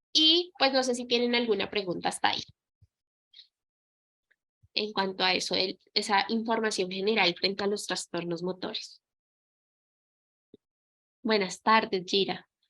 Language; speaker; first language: Spanish; native; Spanish